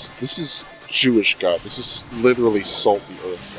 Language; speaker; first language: English; native; English